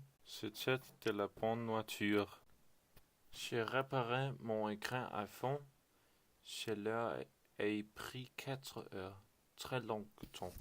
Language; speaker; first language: French; non-native, learner; Danish